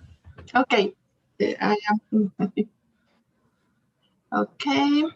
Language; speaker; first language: English; non-native, learner; Spanish